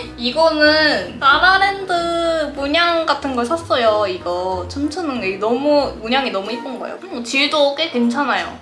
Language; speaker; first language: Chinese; non-native, fluent; Korean